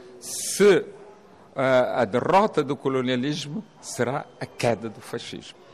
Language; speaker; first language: Portuguese; non-native, local second language; Kabuverdianu